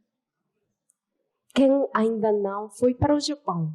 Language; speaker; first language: Portuguese; non-native, learner; Japanese